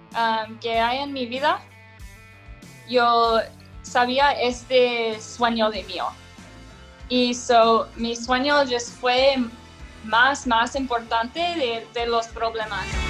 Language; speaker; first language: Spanish; non-native, learner; English